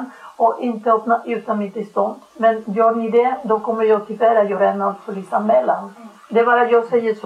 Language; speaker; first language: Swedish; non-native, fluent; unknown